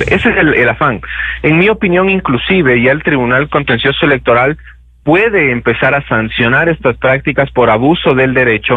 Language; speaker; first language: Spanish; native; Spanish